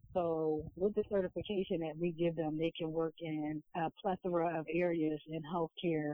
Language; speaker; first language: English; native; English